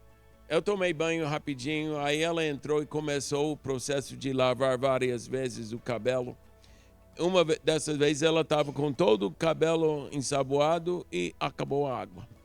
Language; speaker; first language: Portuguese; non-native, local second language; English